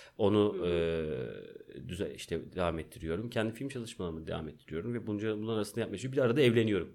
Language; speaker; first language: Turkish; native; Turkish